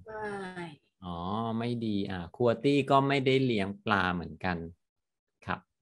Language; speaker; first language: Thai; native; Thai